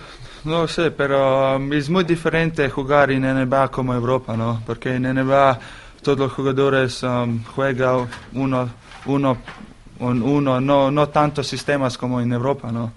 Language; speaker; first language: Spanish; non-native, learner; Slovenian